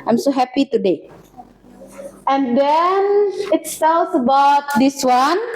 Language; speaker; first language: English; non-native, learner; Indonesian